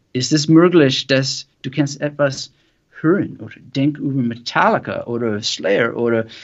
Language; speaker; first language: German; non-native, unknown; English